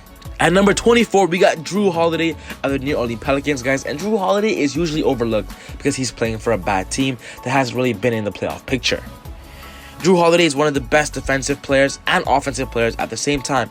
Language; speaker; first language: English; native; English